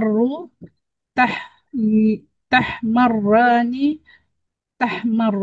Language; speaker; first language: Arabic; non-native, learner; Malay